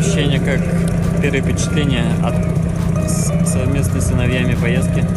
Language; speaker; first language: Russian; native; Russian